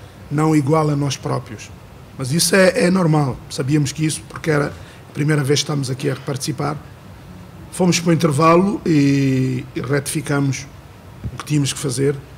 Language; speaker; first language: Portuguese; non-native, local second language; Kabuverdianu